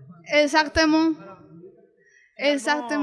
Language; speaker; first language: French; non-native, learner; Spanish